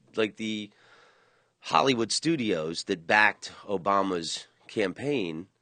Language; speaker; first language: English; native; English